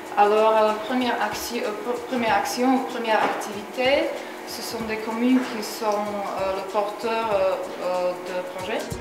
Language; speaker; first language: French; non-native, fluent; Slovak